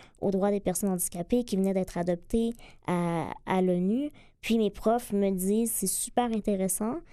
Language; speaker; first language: French; native; French